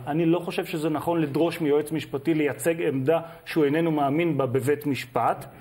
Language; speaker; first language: Hebrew; native; Hebrew